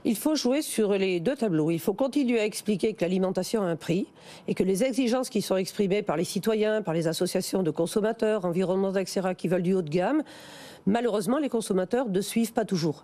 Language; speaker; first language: French; native; French